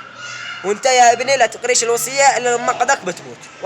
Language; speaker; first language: Arabic; native; Arabic